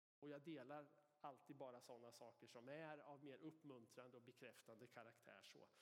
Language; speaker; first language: Swedish; native; Swedish